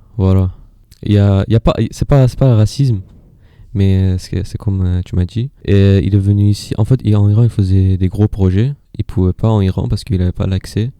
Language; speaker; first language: French; non-native, learner; Persian